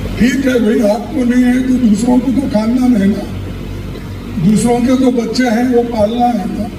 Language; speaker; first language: Hindi; non-native, local second language; Kannada